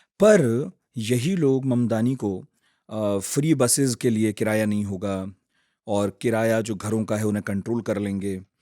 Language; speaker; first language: Hindi; native; Hindi